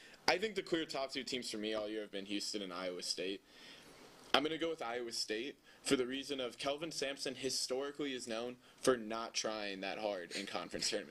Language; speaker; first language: English; native; English